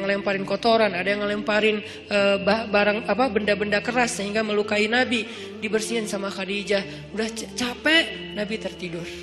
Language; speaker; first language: Indonesian; native; Indonesian